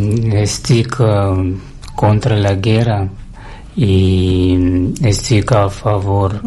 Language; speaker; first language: Catalan; non-native, learner; Russian